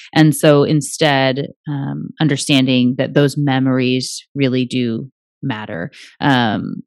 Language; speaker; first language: English; native; English